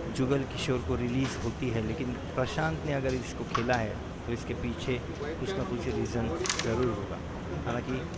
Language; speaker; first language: Hindi; non-native, local second language; Marathi